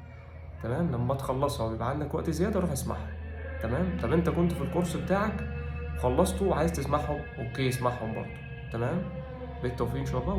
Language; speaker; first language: Arabic; native; Arabic